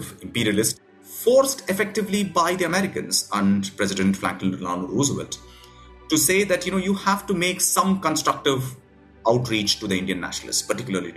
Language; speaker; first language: English; non-native, local second language; Tamil